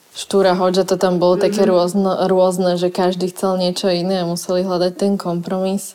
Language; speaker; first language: Slovak; native; Slovak